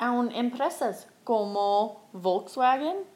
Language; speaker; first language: Spanish; non-native, learner; English